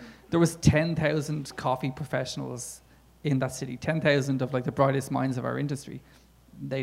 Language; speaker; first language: English; native; English